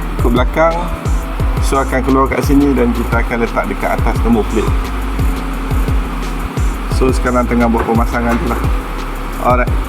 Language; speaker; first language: Malay; native; Malay